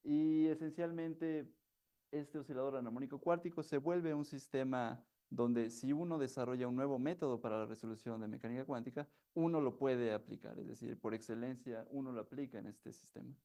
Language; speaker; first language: Spanish; native; Spanish